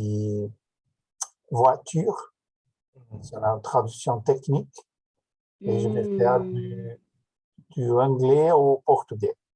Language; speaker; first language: French; non-native, learner; Portuguese